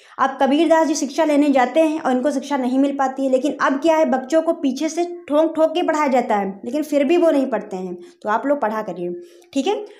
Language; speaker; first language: Hindi; native; Hindi